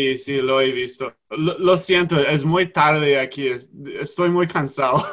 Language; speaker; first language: Spanish; non-native, learner; English